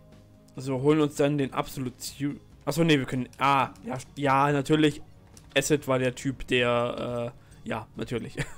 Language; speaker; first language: German; native; German